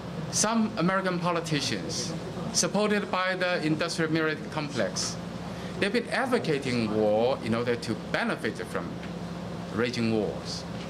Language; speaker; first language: English; non-native, fluent; Chinese